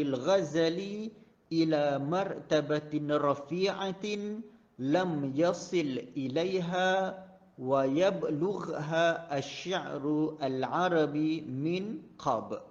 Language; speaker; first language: Arabic; non-native, fluent; Malay